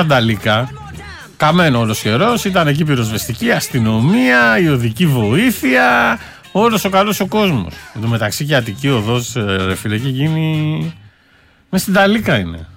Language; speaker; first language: Greek; native; Greek